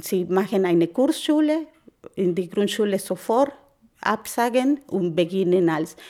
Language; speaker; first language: German; non-native, learner; Spanish